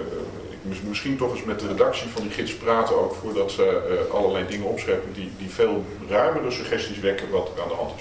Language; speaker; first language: Dutch; native; Dutch